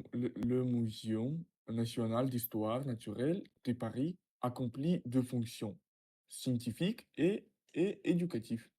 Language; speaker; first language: French; non-native, learner; Russian